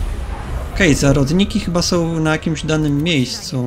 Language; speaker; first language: Polish; native; Polish